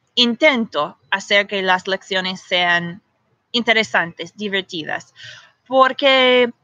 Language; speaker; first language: Spanish; non-native, fluent; English